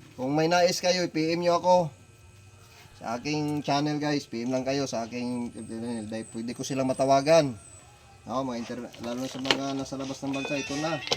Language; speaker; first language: Filipino; non-native, local second language; Cebuano